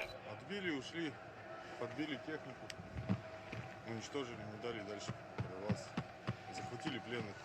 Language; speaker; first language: Russian; native; Russian